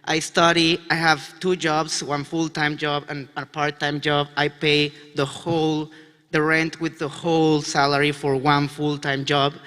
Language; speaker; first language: English; non-native, fluent; Spanish